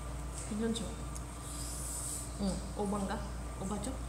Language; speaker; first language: Korean; non-native, fluent; Thai